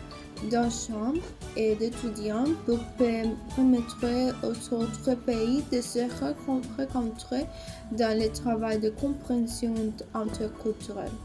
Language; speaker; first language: French; non-native, learner; Spanish